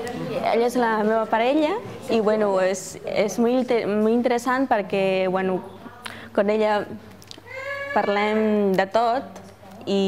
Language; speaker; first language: Catalan; non-native, learner; Spanish